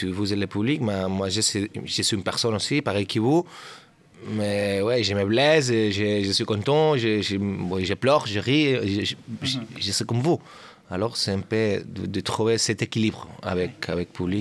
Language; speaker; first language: French; non-native, learner; Catalan